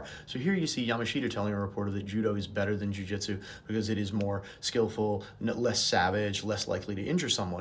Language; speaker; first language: English; native; English